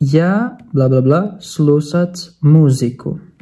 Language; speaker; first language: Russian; non-native, fluent; Indonesian